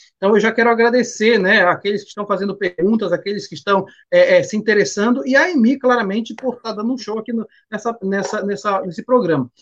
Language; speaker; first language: Portuguese; native; Portuguese